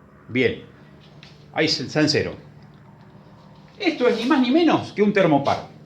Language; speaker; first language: Spanish; native; Spanish